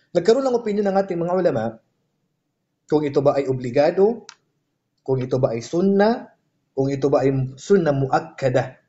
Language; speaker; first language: Filipino; native; Filipino